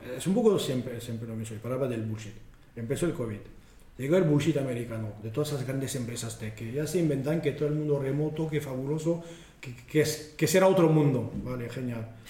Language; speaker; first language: Spanish; non-native, fluent; French